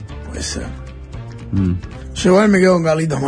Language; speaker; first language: Spanish; native; Spanish